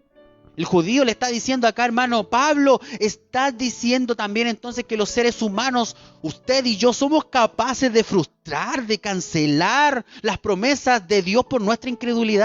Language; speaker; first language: Spanish; native; Spanish